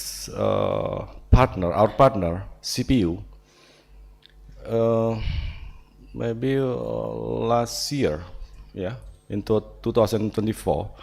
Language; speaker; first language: English; non-native, learner; Indonesian